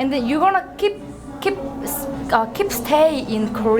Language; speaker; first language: English; non-native, learner; Korean